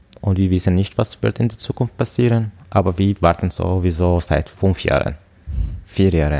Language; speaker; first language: German; non-native, learner; Arabic